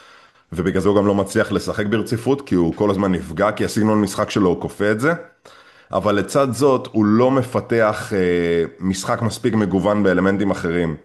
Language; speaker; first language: Hebrew; native; Hebrew